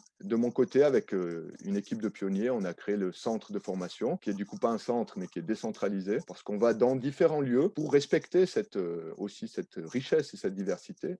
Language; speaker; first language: French; native; French